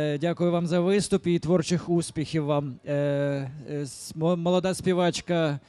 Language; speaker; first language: Ukrainian; native; Ukrainian